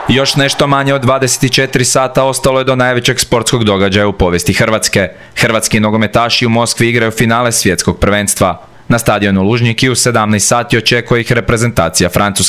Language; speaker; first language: Croatian; native; Croatian